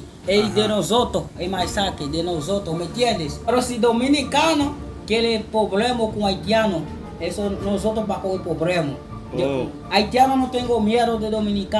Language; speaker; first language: Spanish; non-native, learner; Haitian Creole